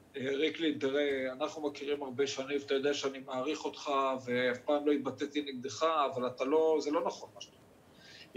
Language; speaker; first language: Hebrew; native; Hebrew